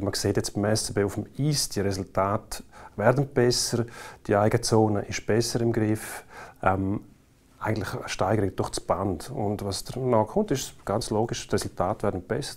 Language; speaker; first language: German; native; German